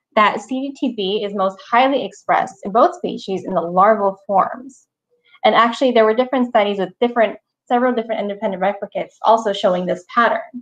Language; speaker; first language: English; native; English